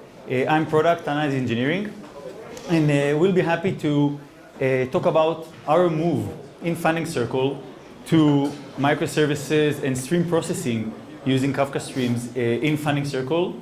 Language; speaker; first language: English; non-native, fluent; Hebrew